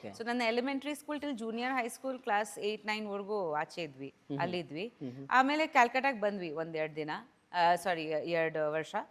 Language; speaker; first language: Kannada; non-native, fluent; Bangla